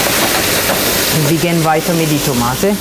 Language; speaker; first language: German; non-native, learner; Italian